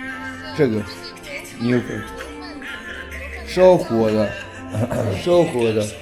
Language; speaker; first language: Chinese; non-native, local second language; Tibetan